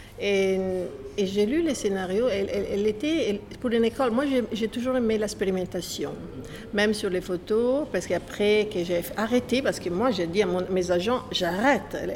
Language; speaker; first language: French; non-native, fluent; Italian